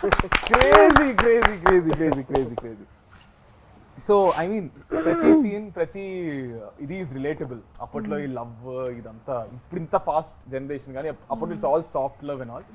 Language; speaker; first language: Telugu; native; Telugu